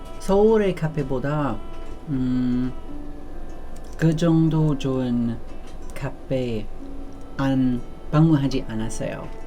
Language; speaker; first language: Korean; non-native, learner; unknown